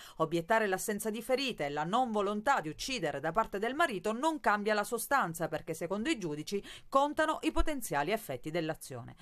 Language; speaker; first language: Italian; non-native, fluent; Polish